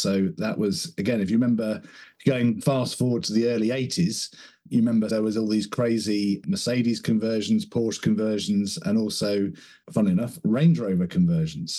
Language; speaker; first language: English; native; English